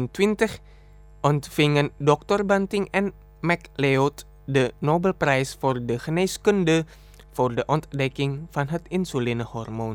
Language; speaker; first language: Dutch; non-native, fluent; Indonesian